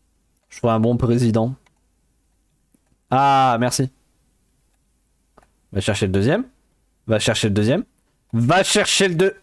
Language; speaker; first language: French; native; French